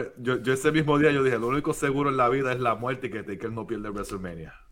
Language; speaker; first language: Spanish; native; Spanish